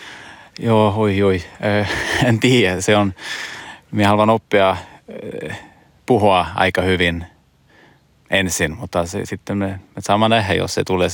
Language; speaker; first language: Finnish; non-native, learner; Swedish